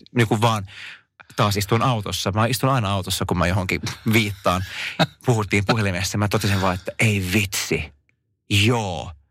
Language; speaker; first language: Finnish; non-native, local second language; Swedish